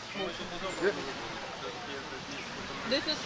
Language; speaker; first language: English; non-native, learner; Russian